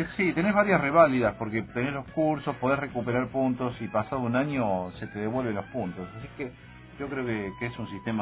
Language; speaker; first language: Spanish; native; Spanish